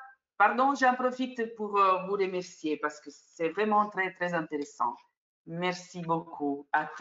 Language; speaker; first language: French; non-native, fluent; Italian